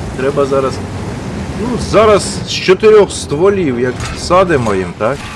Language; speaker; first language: Ukrainian; native; Ukrainian